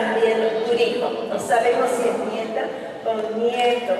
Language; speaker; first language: Spanish; non-native, fluent; Finnish